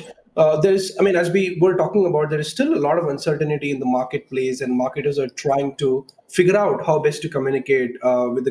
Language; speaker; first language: English; non-native, local second language; Hindi